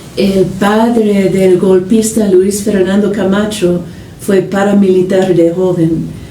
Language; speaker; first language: Spanish; non-native, fluent; English